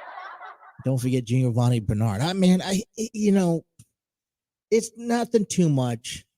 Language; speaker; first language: English; native; English